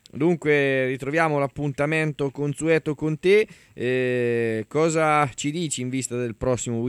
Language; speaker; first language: Italian; native; Italian